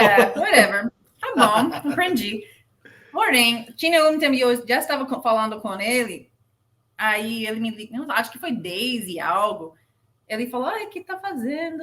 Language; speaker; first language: Portuguese; non-native, learner; English